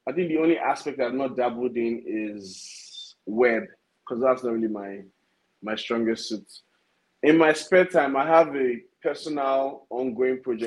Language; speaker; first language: English; non-native, local second language; Yoruba